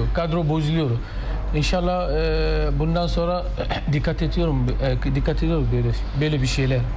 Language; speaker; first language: Turkish; non-native, learner; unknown